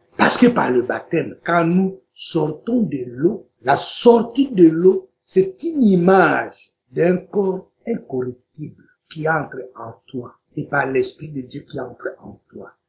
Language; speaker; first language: French; non-native, local second language; Lingala